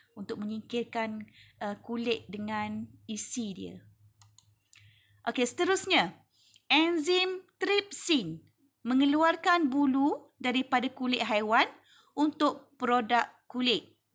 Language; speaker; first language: Malay; native; Malay